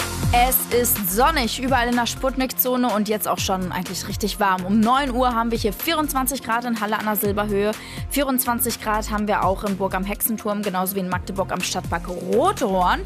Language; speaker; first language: German; native; German